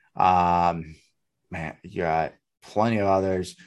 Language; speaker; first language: English; native; English